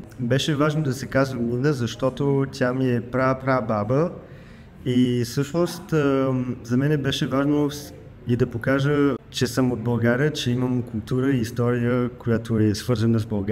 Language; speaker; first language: Bulgarian; early bilingual, heritage; Bulgarian